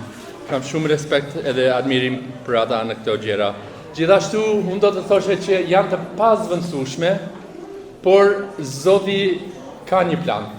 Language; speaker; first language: Albanian; non-native, fluent; English